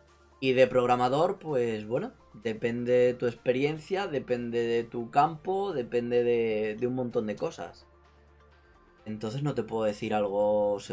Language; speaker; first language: Spanish; native; Spanish